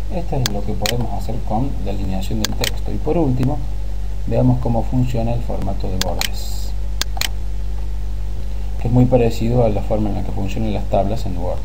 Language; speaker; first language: Spanish; native; Spanish